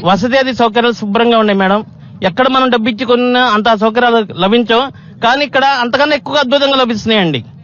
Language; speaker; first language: Telugu; native; Telugu